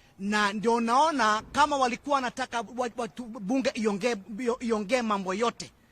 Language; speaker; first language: Swahili; non-native, local second language; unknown